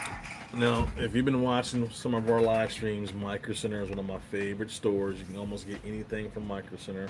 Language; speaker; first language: English; native; English